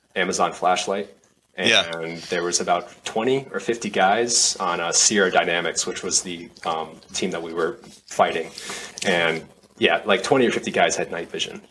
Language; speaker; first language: English; native; English